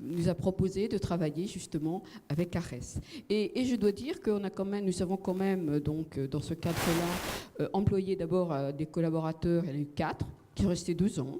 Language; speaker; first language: French; native; French